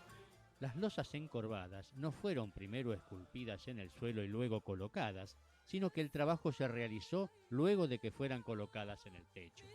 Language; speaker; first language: Spanish; native; Spanish